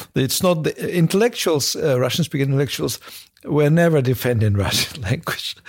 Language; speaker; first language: English; non-native, fluent; Russian